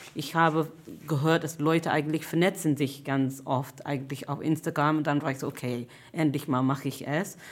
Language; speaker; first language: German; non-native, fluent; English